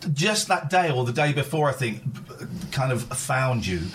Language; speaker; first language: English; native; English